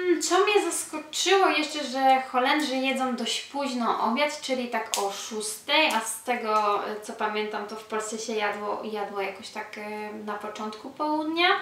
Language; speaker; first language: Polish; early bilingual, heritage; Polish